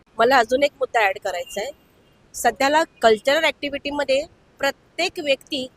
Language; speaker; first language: Marathi; native; Marathi